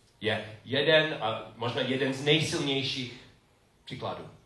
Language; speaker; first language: Czech; non-native, learner; English